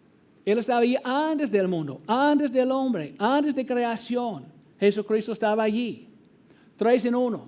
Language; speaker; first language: Spanish; non-native, fluent; English